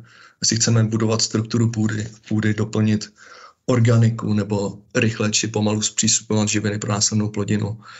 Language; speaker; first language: Czech; native; Czech